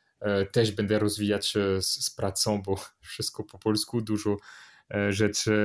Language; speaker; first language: Polish; non-native, learner; French